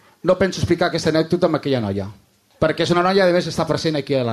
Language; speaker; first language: Catalan; non-native, fluent; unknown